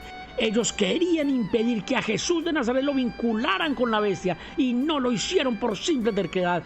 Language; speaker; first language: Spanish; native; Spanish